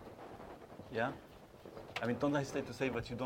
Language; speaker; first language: English; non-native, fluent; French